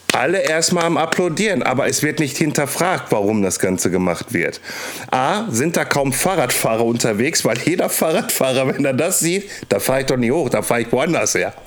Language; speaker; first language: German; native; German